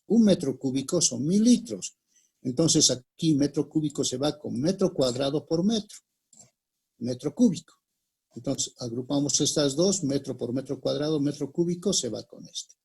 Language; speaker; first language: Spanish; native; Spanish